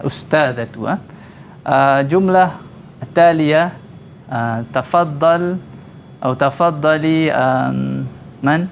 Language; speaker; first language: Arabic; non-native, fluent; Malay